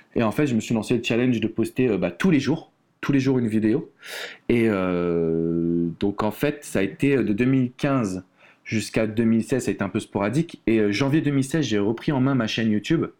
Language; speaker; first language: French; native; French